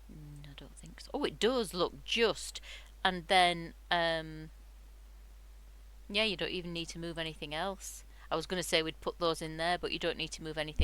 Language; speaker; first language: English; native; English